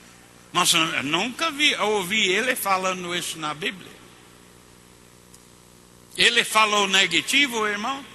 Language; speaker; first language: Portuguese; non-native, fluent; English